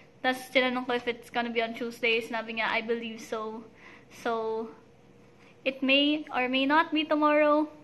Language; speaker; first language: English; non-native, local second language; Filipino